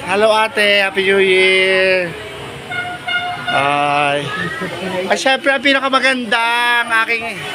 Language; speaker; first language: Filipino; native; Filipino